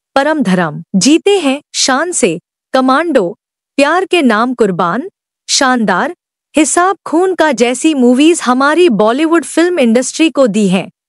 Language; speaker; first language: Hindi; native; Hindi